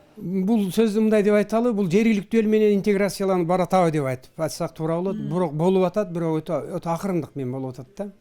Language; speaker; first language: Kyrgyz; early bilingual, heritage; Kyrgyz